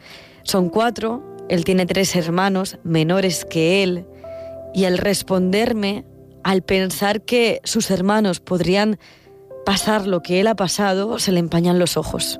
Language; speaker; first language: Spanish; non-native, local second language; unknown